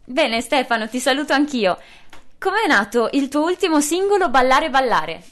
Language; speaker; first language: Italian; native; Italian